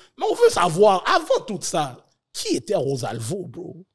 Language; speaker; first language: French; native; French